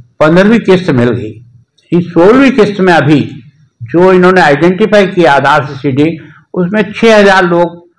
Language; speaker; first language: Hindi; native; Hindi